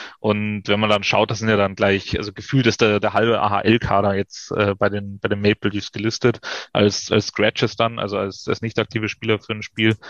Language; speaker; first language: German; native; German